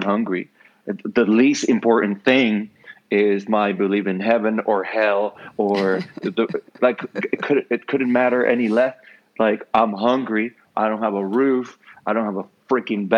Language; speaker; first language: English; non-native, fluent; Spanish